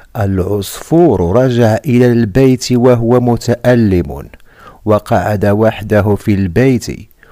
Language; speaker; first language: Arabic; non-native, fluent; Indonesian